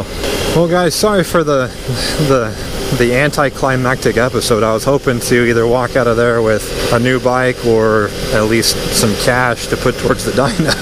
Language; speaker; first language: English; native; English